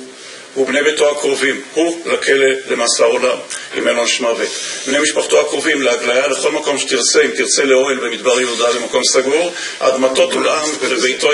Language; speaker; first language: Hebrew; native; Hebrew